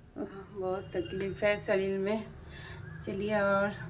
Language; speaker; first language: Hindi; non-native, local second language; Bangla